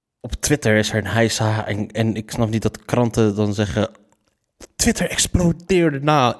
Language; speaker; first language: Dutch; early bilingual, other home language; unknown